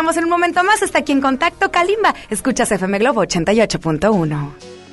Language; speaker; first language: Spanish; native; Spanish